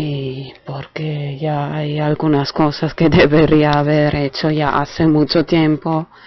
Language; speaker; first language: Spanish; non-native, fluent; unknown